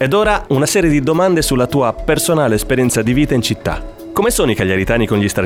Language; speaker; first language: Italian; native; Italian